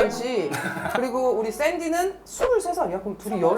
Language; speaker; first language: Korean; native; Korean